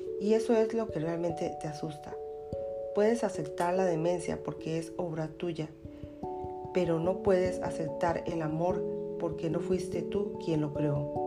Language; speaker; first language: Spanish; native; Spanish